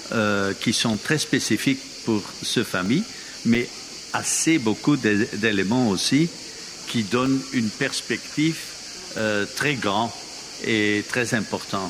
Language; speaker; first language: French; non-native, fluent; Dutch